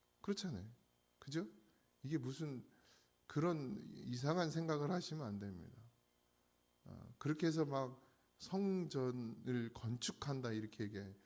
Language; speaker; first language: Korean; native; Korean